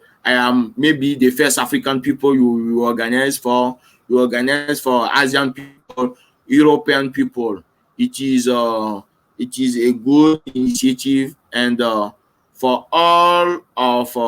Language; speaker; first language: English; non-native, learner; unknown